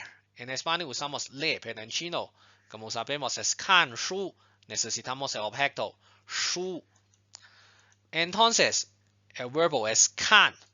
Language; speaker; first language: Spanish; non-native, fluent; Chinese